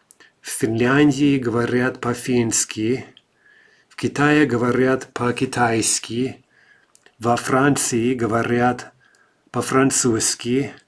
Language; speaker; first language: Russian; non-native, fluent; English